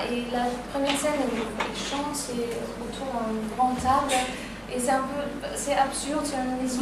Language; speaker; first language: French; non-native, fluent; German